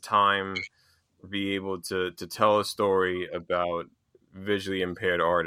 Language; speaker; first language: English; native; English